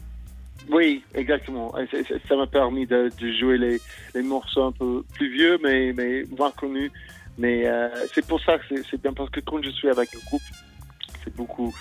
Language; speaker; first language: French; non-native, fluent; English